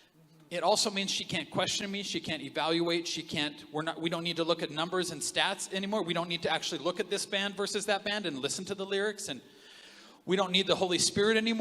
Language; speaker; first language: English; native; English